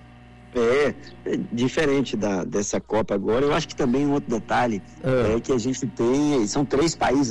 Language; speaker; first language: Portuguese; native; Portuguese